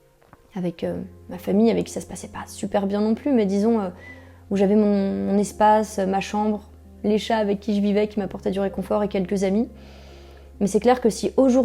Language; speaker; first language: French; native; French